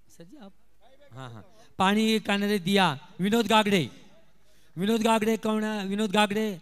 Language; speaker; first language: Hindi; non-native, local second language; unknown